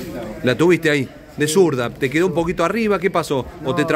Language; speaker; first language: Spanish; native; Spanish